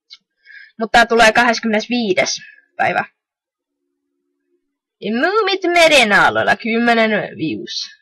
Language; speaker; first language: Finnish; native; Finnish